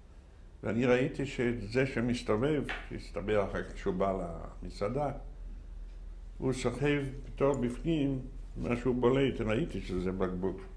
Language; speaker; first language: Hebrew; non-native, fluent; Yiddish